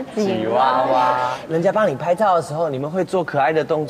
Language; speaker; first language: Chinese; native; Chinese